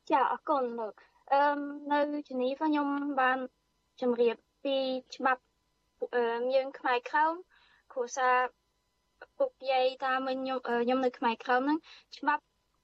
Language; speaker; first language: Khmer; early bilingual, heritage; Khmer